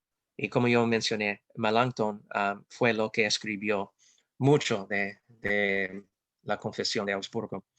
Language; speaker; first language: Spanish; non-native, fluent; English